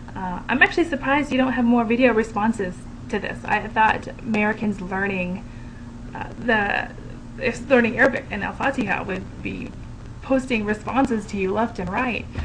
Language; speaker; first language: English; native; English